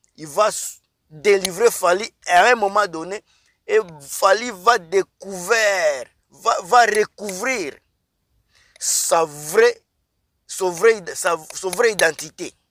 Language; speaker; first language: French; non-native, local second language; Lingala